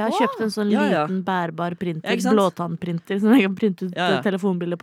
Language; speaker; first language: Norwegian; native; Norwegian